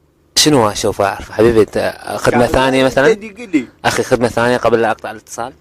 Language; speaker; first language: Arabic; native; Arabic